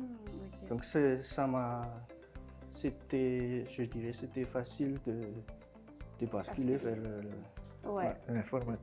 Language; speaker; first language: French; non-native, local second language; Malagasy